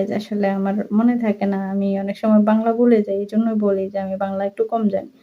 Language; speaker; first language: Bangla; early bilingual, heritage; Arabic